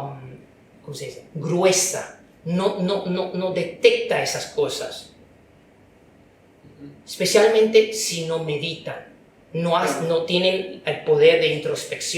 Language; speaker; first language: Spanish; non-native, fluent; Chinese